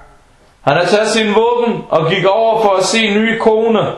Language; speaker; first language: Danish; non-native, fluent; Arabic